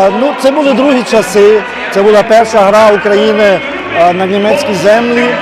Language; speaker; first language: Ukrainian; early bilingual, heritage; Ukrainian